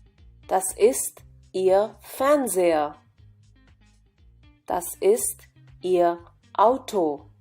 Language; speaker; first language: German; non-native, fluent; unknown